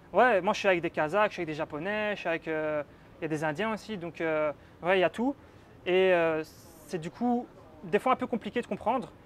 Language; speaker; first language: French; native; French